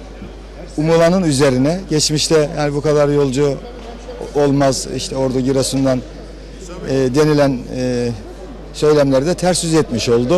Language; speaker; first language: Turkish; native; Turkish